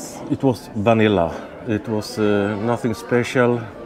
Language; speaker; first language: English; non-native, fluent; Swedish